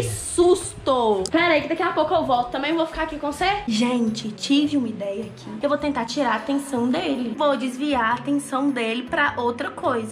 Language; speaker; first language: Portuguese; native; Portuguese